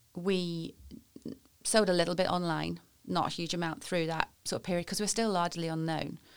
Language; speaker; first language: English; native; English